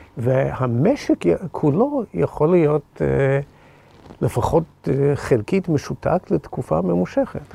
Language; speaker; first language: Hebrew; non-native, fluent; English